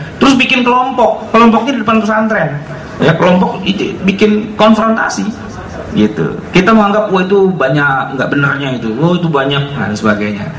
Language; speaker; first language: Indonesian; native; Indonesian